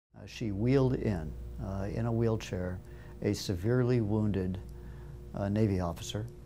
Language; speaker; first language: English; native; English